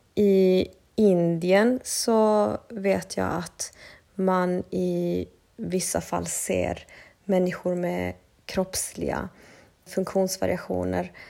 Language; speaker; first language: Swedish; early bilingual, other home language; Spanish